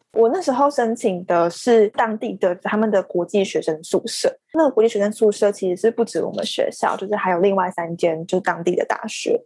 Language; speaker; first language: Chinese; native; Chinese